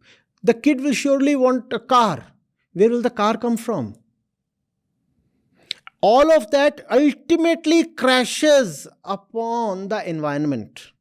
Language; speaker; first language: English; non-native, local second language; Hindi